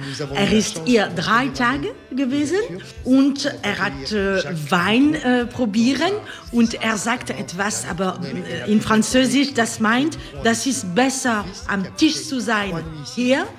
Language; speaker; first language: German; non-native, learner; French